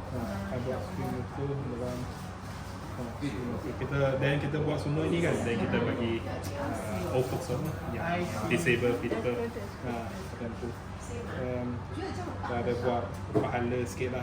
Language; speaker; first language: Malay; non-native, local second language; Chinese